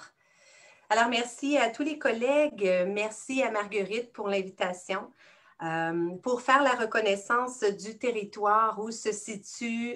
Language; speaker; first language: French; native; French